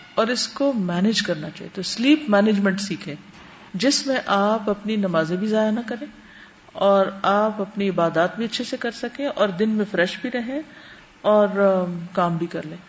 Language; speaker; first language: Urdu; native; Urdu